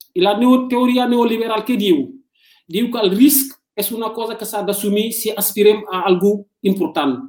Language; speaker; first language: Catalan; non-native, fluent; Wolof